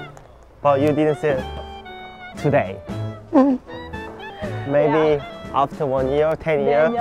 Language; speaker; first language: English; non-native, fluent; Korean